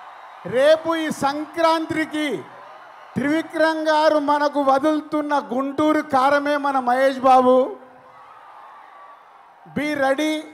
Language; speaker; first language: Telugu; native; Telugu